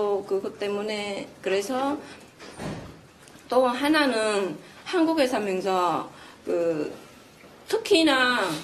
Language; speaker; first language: Korean; non-native, fluent; Vietnamese